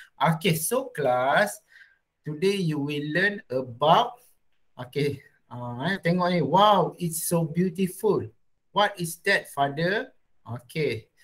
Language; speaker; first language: English; non-native, local second language; Malay